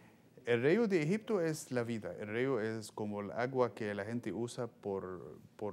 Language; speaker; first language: Spanish; non-native, fluent; Arabic